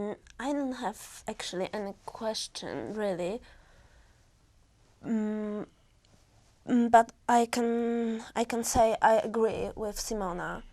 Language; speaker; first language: English; non-native, learner; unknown